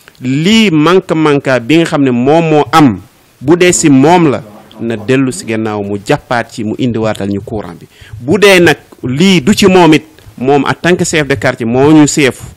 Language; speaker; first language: Wolof; non-native, local second language; Fula